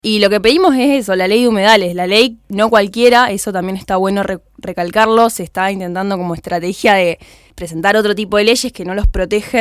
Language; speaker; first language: Spanish; native; Spanish